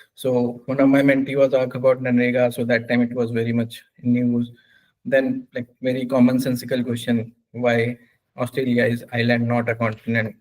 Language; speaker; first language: English; non-native, local second language; Hindi